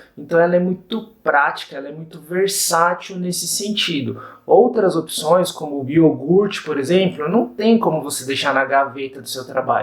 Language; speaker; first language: Portuguese; native; Portuguese